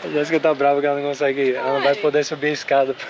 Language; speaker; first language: Portuguese; native; Portuguese